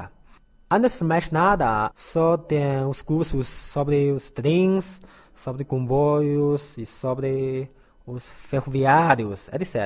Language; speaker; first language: Portuguese; non-native, learner; Chinese